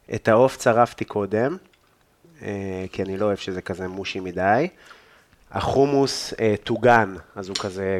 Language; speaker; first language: Hebrew; native; Hebrew